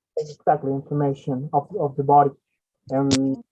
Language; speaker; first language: English; non-native, learner; Spanish